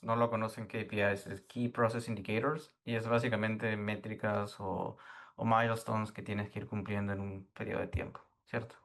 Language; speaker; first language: Spanish; native; Spanish